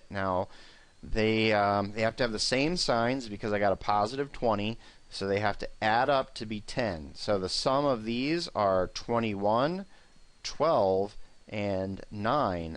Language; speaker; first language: English; native; English